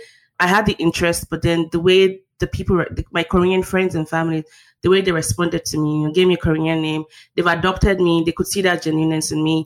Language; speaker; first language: English; non-native, local second language; Yoruba